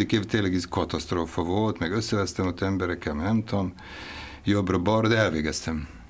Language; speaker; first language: Hungarian; non-native, local second language; Serbian